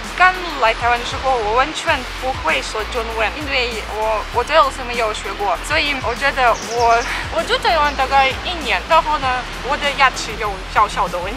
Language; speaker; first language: Chinese; non-native, learner; Russian